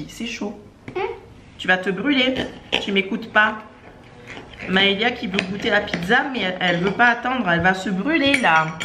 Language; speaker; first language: French; native; French